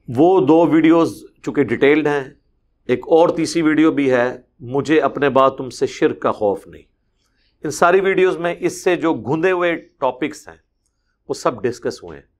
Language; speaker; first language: Urdu; non-native, local second language; Punjabi